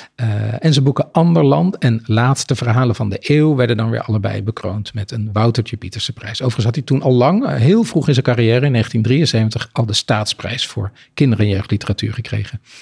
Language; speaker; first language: Dutch; native; Dutch